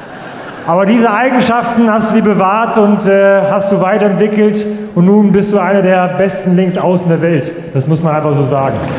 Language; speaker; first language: German; native; German